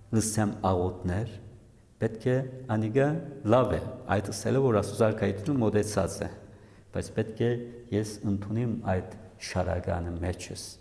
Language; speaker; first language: Armenian; early bilingual, heritage; Armenian